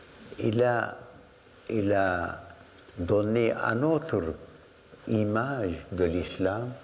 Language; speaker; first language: French; non-native, fluent; Arabic